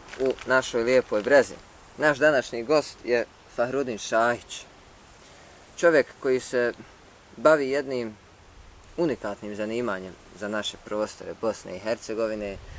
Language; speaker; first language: Bosnian; native; Bosnian